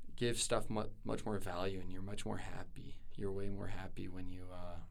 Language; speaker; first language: English; native; English